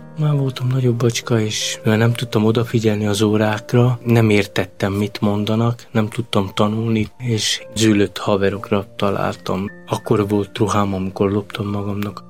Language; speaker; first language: Hungarian; non-native, local second language; Romany